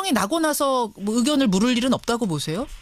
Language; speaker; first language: Korean; native; Korean